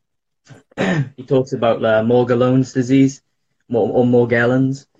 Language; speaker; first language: English; native; English